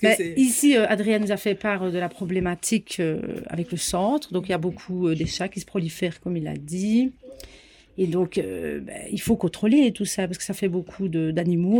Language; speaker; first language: French; native; French